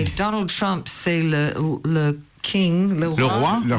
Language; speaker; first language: French; non-native, learner; English